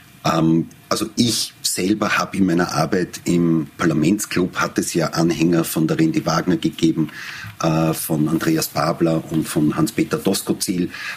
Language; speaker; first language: German; native; German